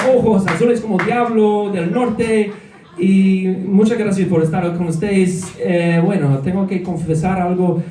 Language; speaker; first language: Spanish; non-native, fluent; English